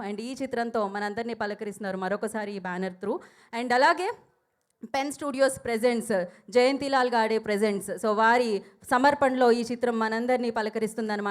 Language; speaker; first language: Telugu; native; Telugu